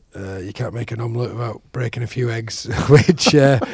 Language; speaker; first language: English; native; English